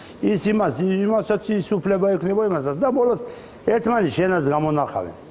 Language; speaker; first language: Georgian; non-native, local second language; Azerbaijani